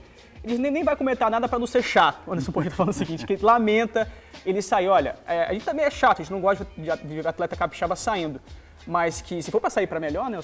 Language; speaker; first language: Portuguese; native; Portuguese